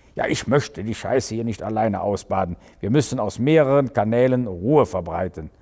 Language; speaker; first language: German; native; German